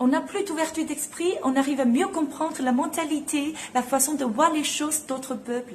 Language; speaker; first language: French; non-native, fluent; Chinese